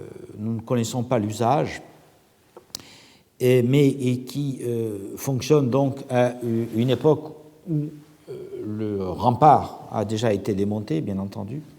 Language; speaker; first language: French; native; French